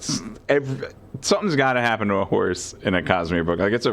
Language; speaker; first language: English; native; English